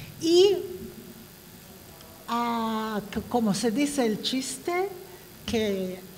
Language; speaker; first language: Spanish; non-native, fluent; Hebrew